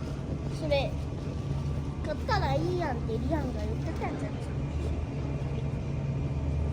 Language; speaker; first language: Japanese; early bilingual, other home language; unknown